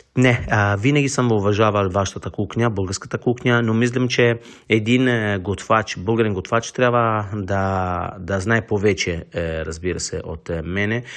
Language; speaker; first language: Bulgarian; non-native, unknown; Italian